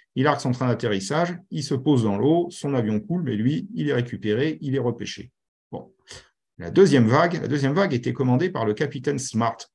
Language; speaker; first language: French; native; French